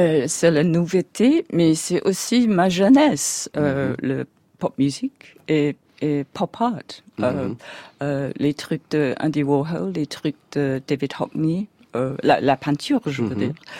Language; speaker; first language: French; non-native, fluent; English